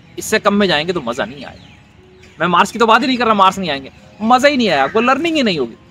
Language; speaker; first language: Hindi; native; Hindi